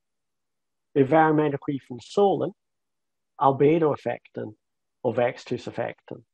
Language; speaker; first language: Swedish; non-native, fluent; English